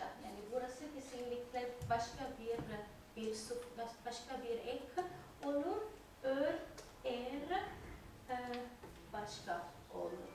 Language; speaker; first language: Turkish; non-native, fluent; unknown